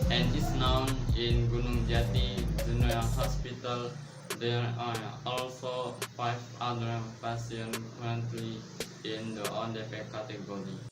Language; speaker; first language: English; non-native, learner; Indonesian